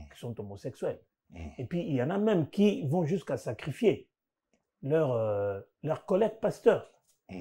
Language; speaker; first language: French; non-native, local second language; Lingala